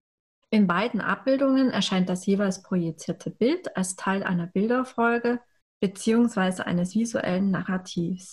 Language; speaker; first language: German; native; German